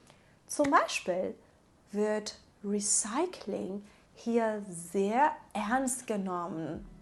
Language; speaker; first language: German; non-native, fluent; Persian